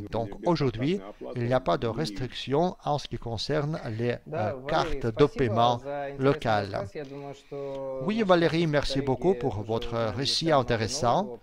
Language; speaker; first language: French; non-native, fluent; Russian